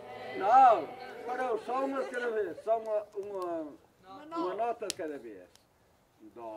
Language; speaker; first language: Portuguese; native; Portuguese